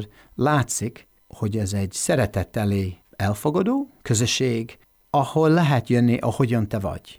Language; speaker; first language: Hungarian; non-native, fluent; English